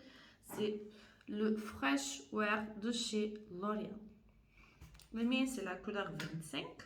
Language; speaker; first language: French; non-native, fluent; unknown